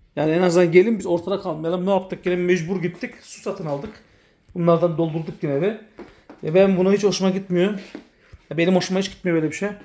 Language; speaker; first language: Turkish; early bilingual, heritage; Turkish